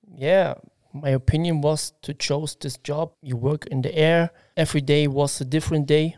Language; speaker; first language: English; non-native, learner; German